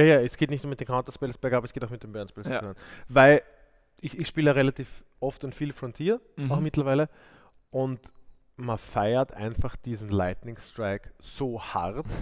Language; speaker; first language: German; native; German